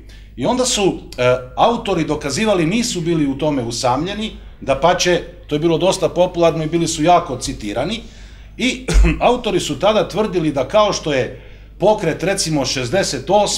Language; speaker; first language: Croatian; native; Croatian